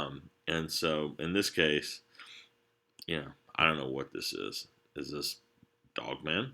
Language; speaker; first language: English; native; English